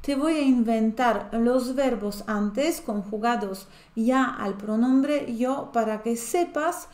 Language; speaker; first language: Spanish; non-native, fluent; Polish